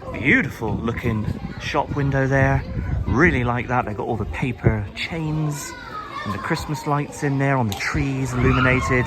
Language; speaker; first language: English; native; English